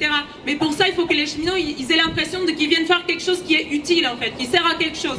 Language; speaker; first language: French; native; French